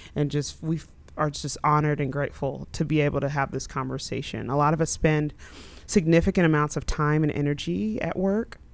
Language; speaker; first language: English; early bilingual, other home language; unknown